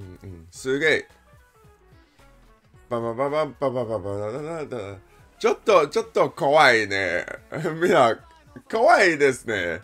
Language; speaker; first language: Japanese; non-native, learner; English